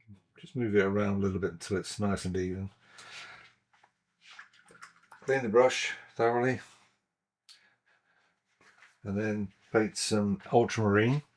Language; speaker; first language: English; native; English